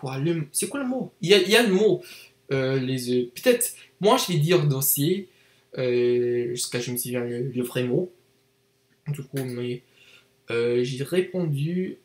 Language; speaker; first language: French; non-native, learner; English